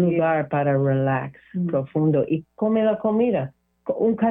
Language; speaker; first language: Spanish; non-native, learner; English